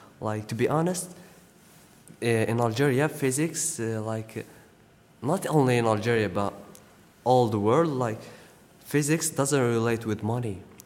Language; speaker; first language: English; non-native, fluent; Arabic